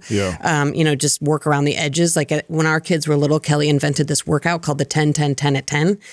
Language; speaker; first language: English; native; English